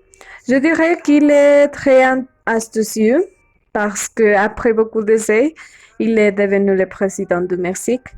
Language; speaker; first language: French; non-native, learner; Spanish